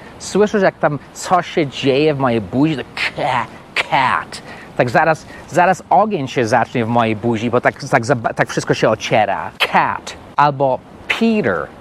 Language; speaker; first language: Polish; non-native, fluent; English